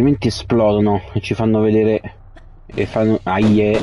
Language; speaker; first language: Italian; native; Italian